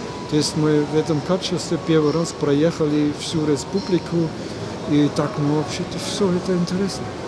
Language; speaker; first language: Russian; non-native, fluent; German